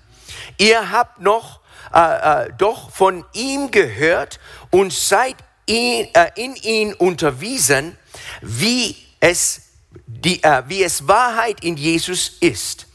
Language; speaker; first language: German; non-native, fluent; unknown